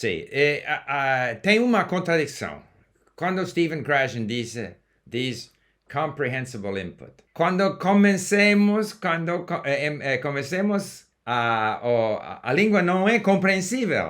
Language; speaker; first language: Portuguese; non-native, learner; English